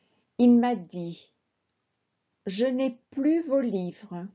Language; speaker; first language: French; non-native, fluent; Spanish